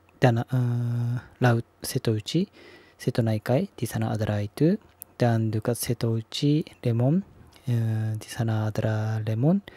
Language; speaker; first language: Indonesian; non-native, learner; Japanese